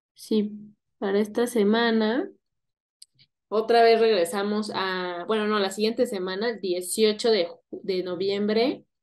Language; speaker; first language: Spanish; native; Spanish